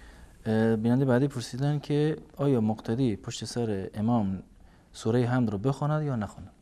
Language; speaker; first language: Persian; native; Persian